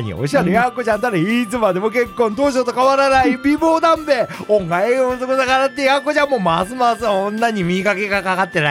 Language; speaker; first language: Japanese; native; Japanese